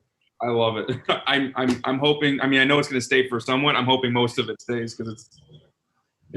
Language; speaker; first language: English; native; English